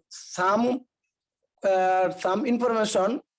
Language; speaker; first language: English; non-native, learner; Bangla